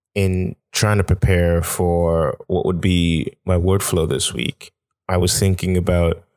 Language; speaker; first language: English; non-native, local second language; Yoruba